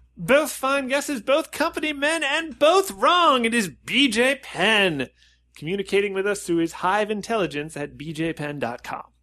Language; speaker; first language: English; native; English